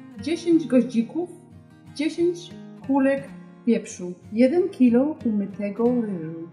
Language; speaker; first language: Polish; non-native, learner; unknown